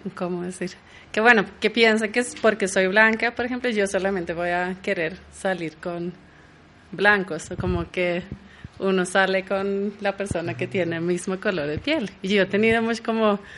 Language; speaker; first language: Spanish; non-native, fluent; Swedish